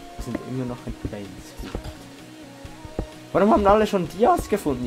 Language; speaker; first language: German; native; German